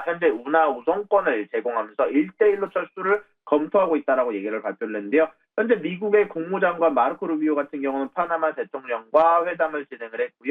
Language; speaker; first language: Korean; native; Korean